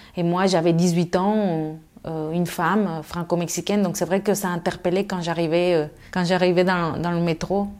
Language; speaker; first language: French; non-native, fluent; Spanish